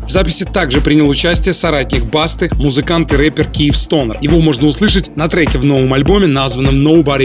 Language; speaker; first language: Russian; native; Russian